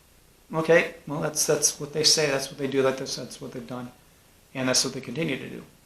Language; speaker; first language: English; native; English